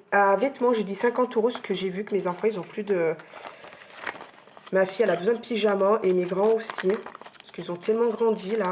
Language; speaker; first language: French; native; French